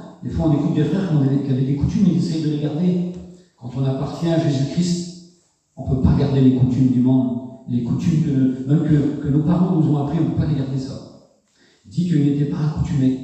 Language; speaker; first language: French; native; French